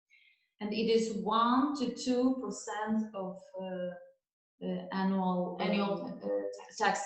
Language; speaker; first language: English; non-native, learner; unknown